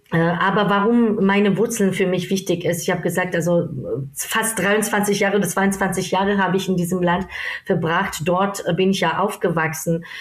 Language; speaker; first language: German; non-native, fluent; Georgian